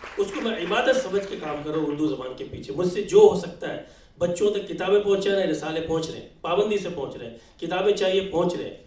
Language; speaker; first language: Urdu; native; Urdu